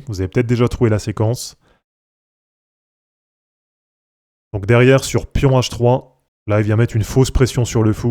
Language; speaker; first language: French; native; French